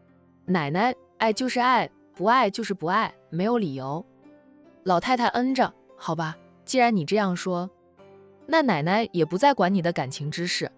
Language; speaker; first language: Chinese; native; Chinese